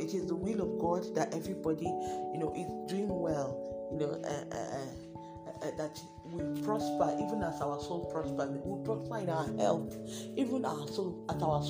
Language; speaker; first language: English; non-native, local second language; Igbo